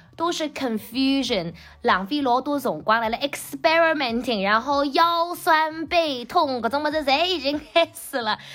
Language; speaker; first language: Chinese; native; Chinese